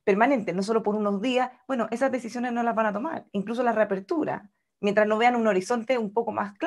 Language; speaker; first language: Spanish; native; Spanish